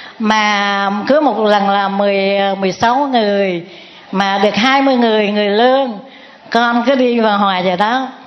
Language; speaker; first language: Vietnamese; native; Vietnamese